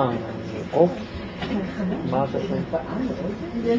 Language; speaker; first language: Hebrew; native; Hebrew